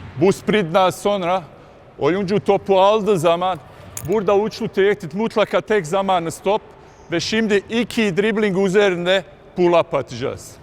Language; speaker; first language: Turkish; non-native, fluent; Bosnian